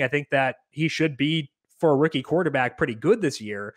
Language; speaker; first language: English; native; English